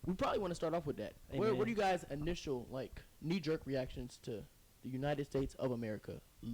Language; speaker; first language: English; native; English